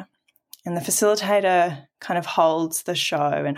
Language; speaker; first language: English; native; English